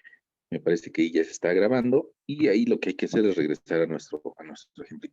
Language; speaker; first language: Spanish; native; Spanish